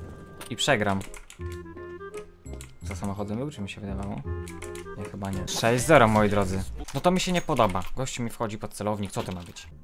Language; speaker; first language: Polish; native; Polish